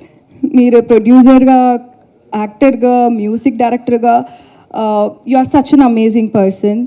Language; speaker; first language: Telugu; non-native, learner; Tamil